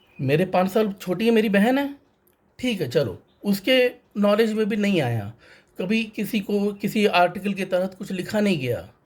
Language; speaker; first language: Hindi; non-native, local second language; Tamil